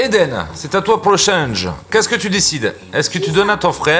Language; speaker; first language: French; native; French